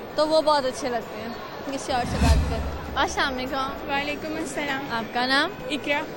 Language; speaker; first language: Urdu; native; Urdu